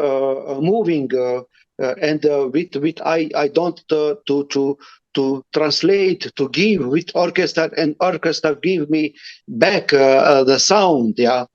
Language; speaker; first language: English; non-native, learner; Romany